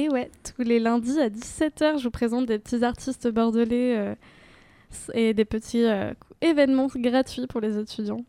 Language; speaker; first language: French; non-native, fluent; English